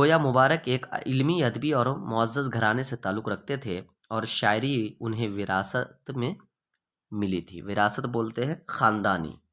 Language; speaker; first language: Urdu; native; Urdu